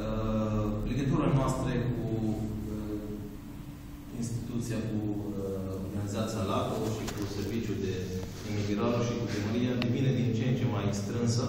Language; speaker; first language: Romanian; non-native, fluent; Arabic